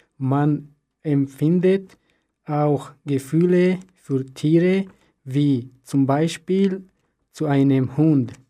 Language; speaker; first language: German; non-native, learner; Persian